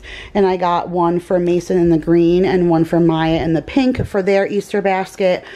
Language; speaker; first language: English; native; English